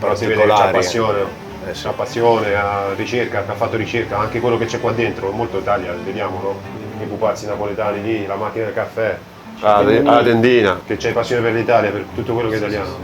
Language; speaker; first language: Italian; native; Italian